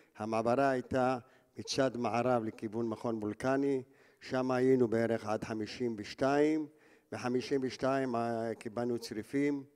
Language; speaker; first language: Hebrew; early bilingual, other home language; Arabic